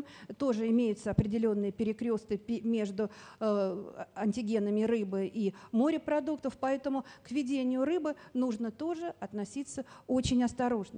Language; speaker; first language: Russian; native; Russian